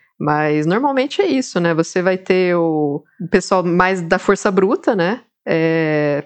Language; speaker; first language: Portuguese; native; Portuguese